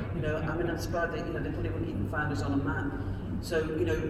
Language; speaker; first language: English; native; English